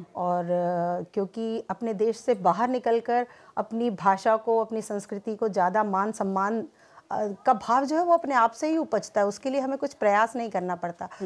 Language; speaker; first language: Hindi; native; Hindi